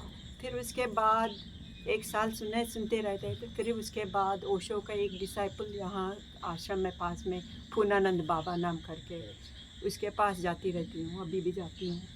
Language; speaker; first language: Hindi; non-native, local second language; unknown